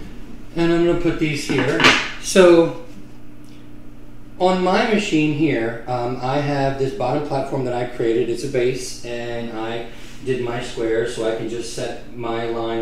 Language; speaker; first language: English; native; English